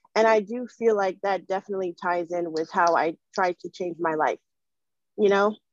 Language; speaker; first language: English; early bilingual, other home language; Wolof